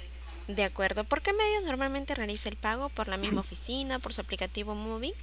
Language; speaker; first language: Spanish; native; Spanish